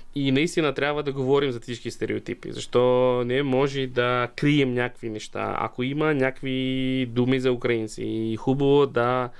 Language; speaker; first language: Bulgarian; non-native, fluent; Ukrainian